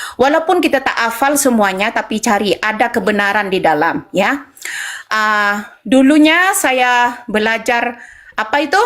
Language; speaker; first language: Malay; non-native, local second language; Madurese